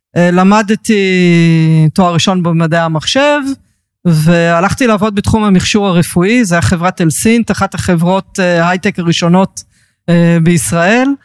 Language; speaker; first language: Hebrew; early bilingual, heritage; Hebrew